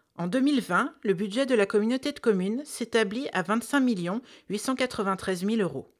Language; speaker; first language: French; native; French